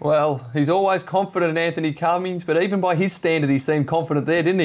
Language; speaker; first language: English; native; English